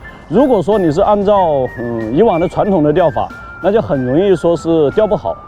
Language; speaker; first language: Chinese; native; Chinese